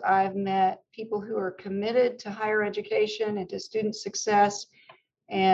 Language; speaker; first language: English; native; English